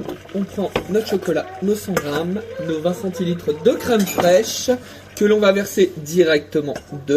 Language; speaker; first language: French; native; French